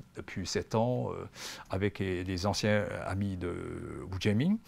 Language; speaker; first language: French; non-native, fluent; Chinese